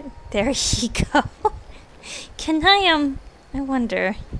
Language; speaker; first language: English; native; English